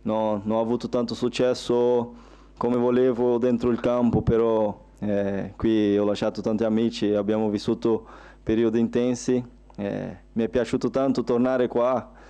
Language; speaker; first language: Italian; non-native, fluent; Portuguese